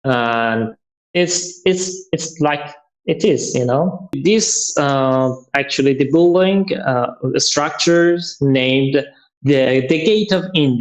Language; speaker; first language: English; non-native, learner; Persian